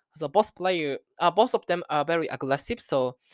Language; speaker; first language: English; non-native, learner; Japanese